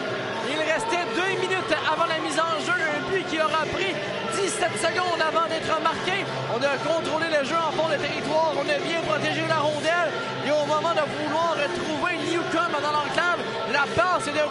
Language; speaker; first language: French; native; French